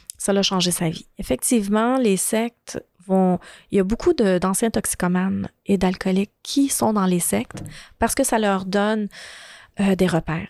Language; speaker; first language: French; early bilingual, other home language; Arabic